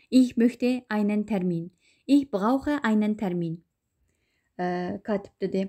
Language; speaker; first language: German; non-native, fluent; Uyghur